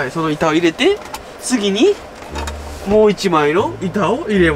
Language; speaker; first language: Japanese; native; Japanese